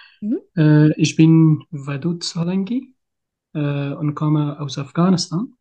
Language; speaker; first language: German; non-native, learner; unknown